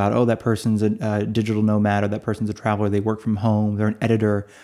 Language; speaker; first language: English; native; English